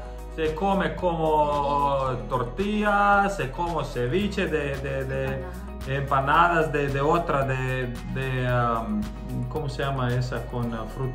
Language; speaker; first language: Spanish; non-native, learner; Croatian